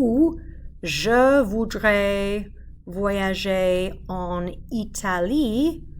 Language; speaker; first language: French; non-native, fluent; English